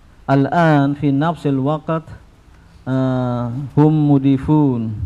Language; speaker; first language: Arabic; non-native, fluent; Indonesian